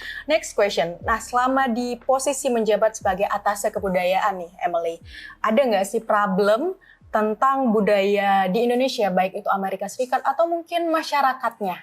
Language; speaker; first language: Indonesian; native; Indonesian